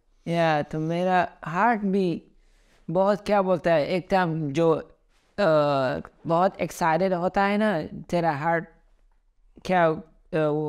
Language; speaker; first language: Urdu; early bilingual, other home language; Pashto